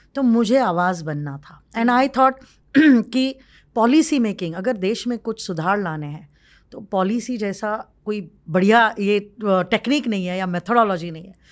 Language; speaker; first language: Hindi; non-native, local second language; Marwari